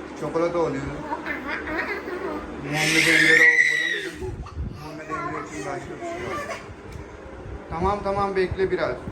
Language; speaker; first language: Turkish; non-native, learner; Urdu